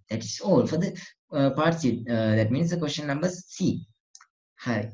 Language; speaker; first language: English; non-native, local second language; Sinhala